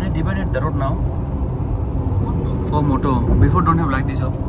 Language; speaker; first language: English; non-native, learner; Bangla